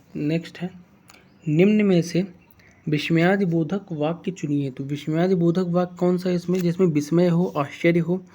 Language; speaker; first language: Hindi; native; Hindi